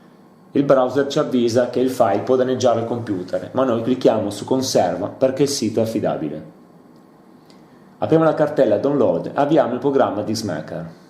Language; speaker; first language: Italian; native; Italian